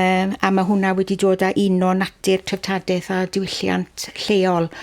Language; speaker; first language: Welsh; native; Welsh